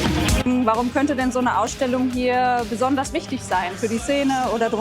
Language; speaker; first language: German; native; German